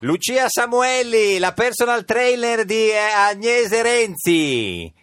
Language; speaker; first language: Italian; native; Italian